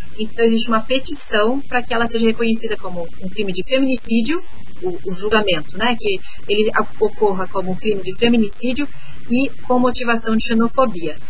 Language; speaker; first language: Portuguese; native; Portuguese